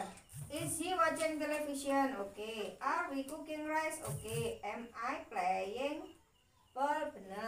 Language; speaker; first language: English; non-native, learner; Indonesian